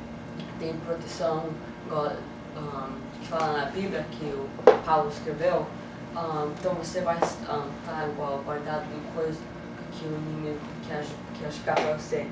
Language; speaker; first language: Portuguese; early bilingual, heritage; English